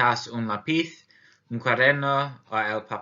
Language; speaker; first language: Spanish; non-native, learner; English